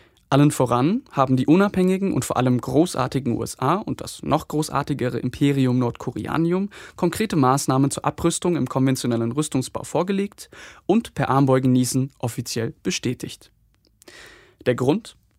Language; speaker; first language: German; native; German